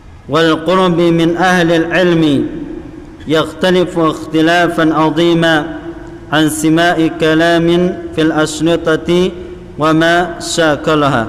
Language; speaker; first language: Arabic; non-native, fluent; Indonesian